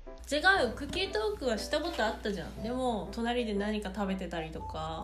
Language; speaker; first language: Japanese; native; Japanese